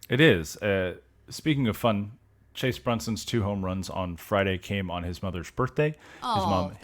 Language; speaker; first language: English; native; English